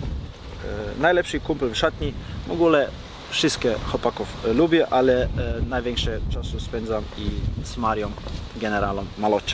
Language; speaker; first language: Polish; non-native, learner; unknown